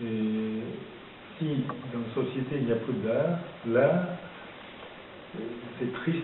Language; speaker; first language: French; non-native, fluent; Japanese